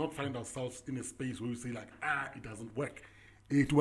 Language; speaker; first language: English; non-native, local second language; Tsonga